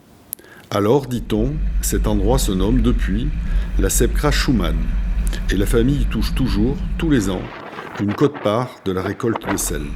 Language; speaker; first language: French; native; French